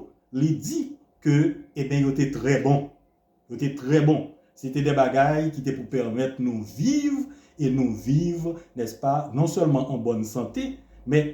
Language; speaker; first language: French; non-native, local second language; Haitian Creole